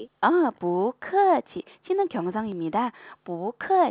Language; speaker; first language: Korean; non-native, fluent; Chinese